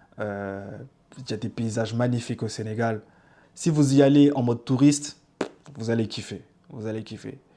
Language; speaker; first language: French; native; French